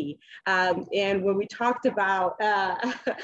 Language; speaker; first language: English; non-native, fluent; Spanish